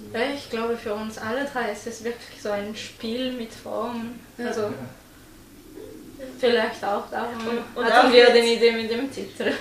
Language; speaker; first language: German; non-native, local second language; French